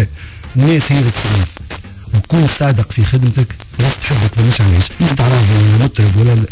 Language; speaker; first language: Arabic; native; Arabic